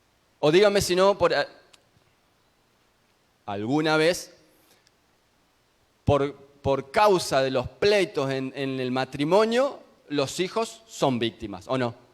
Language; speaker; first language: Spanish; native; Spanish